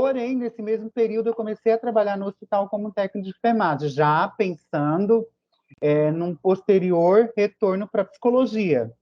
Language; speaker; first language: Portuguese; native; Portuguese